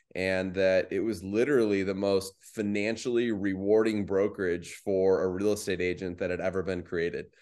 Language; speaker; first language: English; native; English